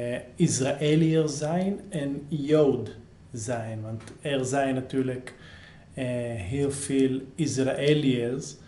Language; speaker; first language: Dutch; non-native, fluent; Hebrew